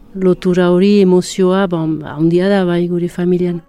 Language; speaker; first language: Basque; native; Basque